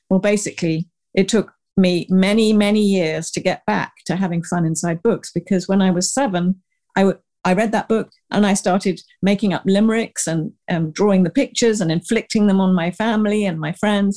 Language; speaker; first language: English; native; English